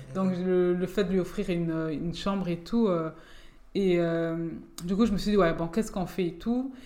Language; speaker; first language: French; native; French